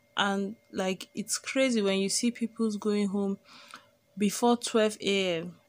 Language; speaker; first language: English; non-native, local second language; Igbo